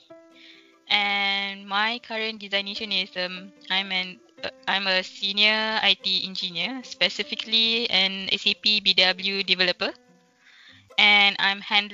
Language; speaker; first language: English; non-native, local second language; Malay